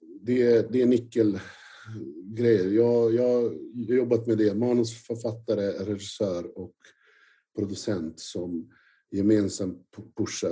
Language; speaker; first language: Swedish; non-native, fluent; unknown